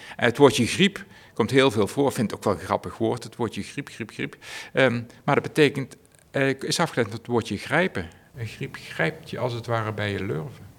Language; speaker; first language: Dutch; native; Dutch